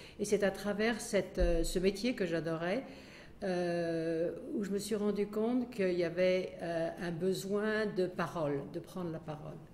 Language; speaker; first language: French; native; French